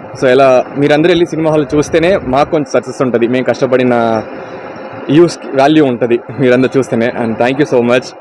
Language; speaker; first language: Telugu; non-native, fluent; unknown